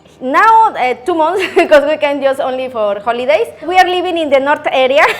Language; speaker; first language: English; non-native, learner; Spanish